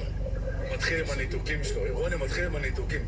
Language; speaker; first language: Hebrew; native; Hebrew